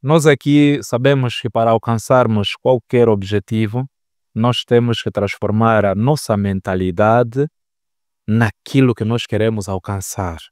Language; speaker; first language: Portuguese; native; Portuguese